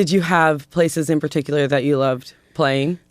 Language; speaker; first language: English; native; English